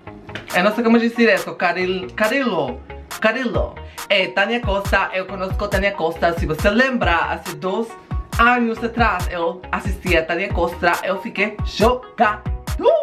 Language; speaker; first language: Portuguese; non-native, learner; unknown